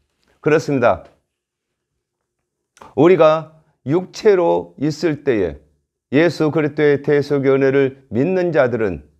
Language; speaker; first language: Korean; native; Korean